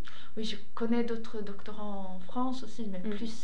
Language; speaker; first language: French; non-native, fluent; Swedish